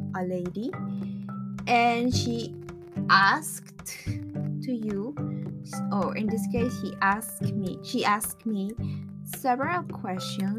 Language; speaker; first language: English; non-native, fluent; Spanish